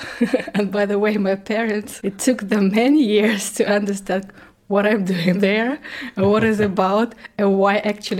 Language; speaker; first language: English; non-native, fluent; Russian